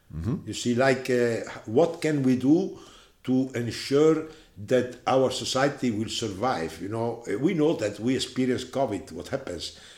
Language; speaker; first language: English; non-native, fluent; Italian